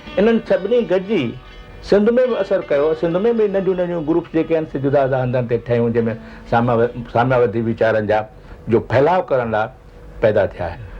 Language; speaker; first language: Sindhi; native; Sindhi